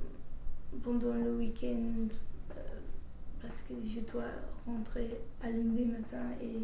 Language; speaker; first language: French; non-native, fluent; English